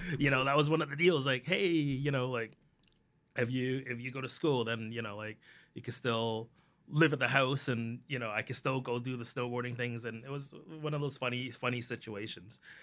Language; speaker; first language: English; early bilingual, other home language; Cantonese